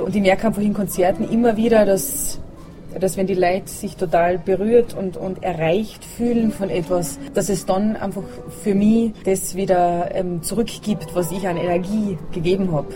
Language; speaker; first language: German; native; German